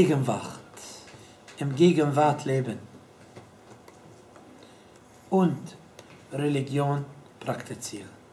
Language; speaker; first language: German; non-native, fluent; Arabic